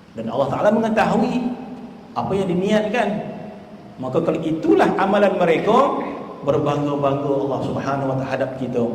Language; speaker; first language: Malay; native; Malay